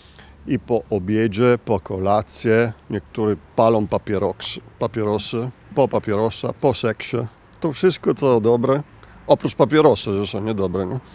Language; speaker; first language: Polish; non-native, learner; Italian